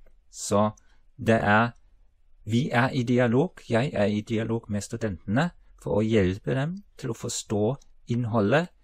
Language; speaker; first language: Norwegian; non-native, fluent; German